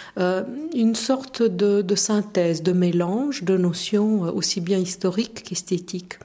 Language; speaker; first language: French; non-native, fluent; Romanian